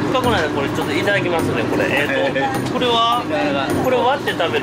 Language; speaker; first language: Japanese; native; Japanese